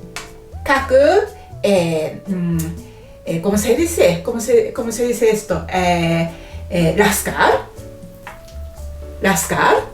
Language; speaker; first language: Spanish; non-native, fluent; Japanese